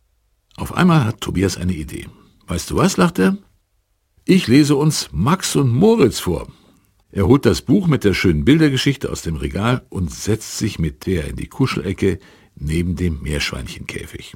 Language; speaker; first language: German; native; German